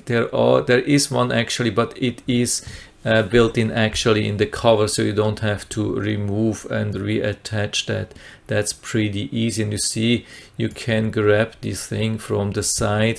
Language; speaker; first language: English; non-native, fluent; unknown